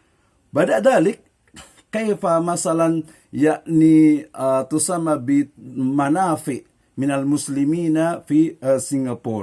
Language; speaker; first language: Arabic; non-native, fluent; Indonesian